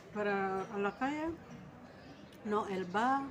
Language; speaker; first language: Spanish; non-native, learner; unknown